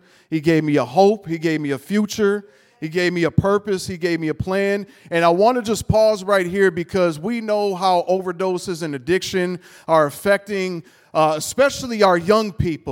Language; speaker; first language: English; native; English